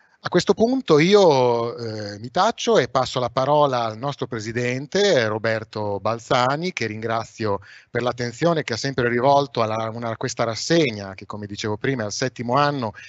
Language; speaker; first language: Italian; native; Italian